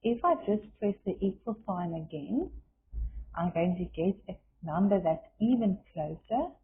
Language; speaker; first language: English; non-native, local second language; Afrikaans